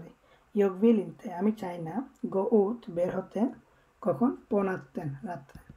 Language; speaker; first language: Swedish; non-native, fluent; Bangla